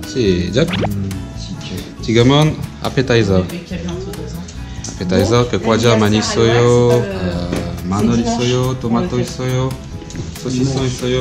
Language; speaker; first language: Korean; non-native, learner; French